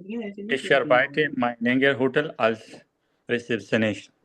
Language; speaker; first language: German; non-native, learner; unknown